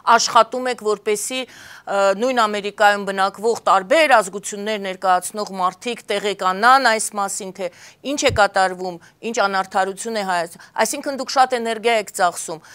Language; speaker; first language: Armenian; native; Armenian